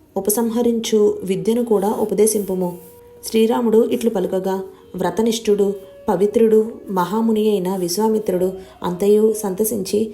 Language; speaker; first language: Telugu; native; Telugu